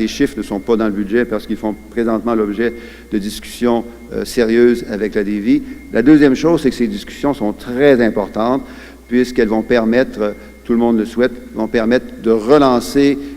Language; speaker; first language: French; native; French